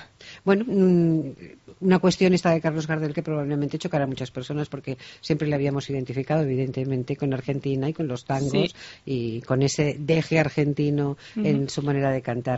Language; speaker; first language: Spanish; native; Spanish